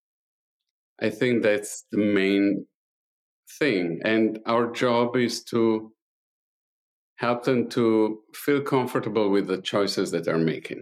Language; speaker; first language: English; non-native, fluent; Italian